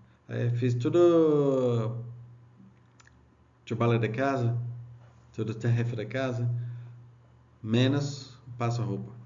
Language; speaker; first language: Portuguese; non-native, learner; English